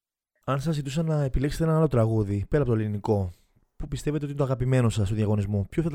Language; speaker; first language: Greek; native; Greek